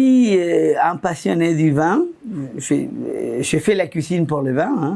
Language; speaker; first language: French; non-native, fluent; Spanish